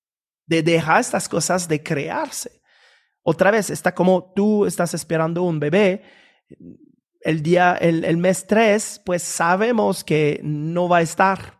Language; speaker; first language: Spanish; non-native, fluent; French